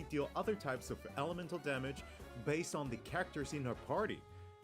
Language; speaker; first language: English; native; English